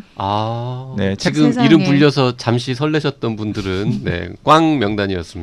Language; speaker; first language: Korean; native; Korean